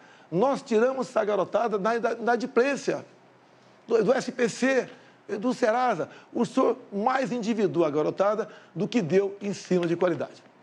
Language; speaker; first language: Portuguese; native; Portuguese